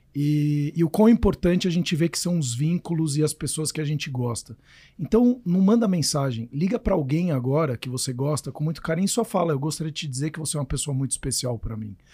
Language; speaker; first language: Portuguese; native; Portuguese